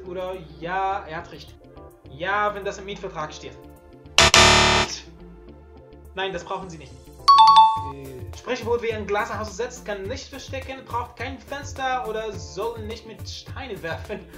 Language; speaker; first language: German; non-native, learner; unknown